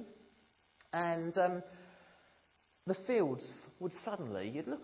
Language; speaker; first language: English; native; English